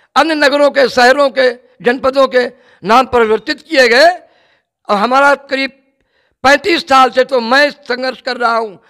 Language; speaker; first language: Hindi; native; Hindi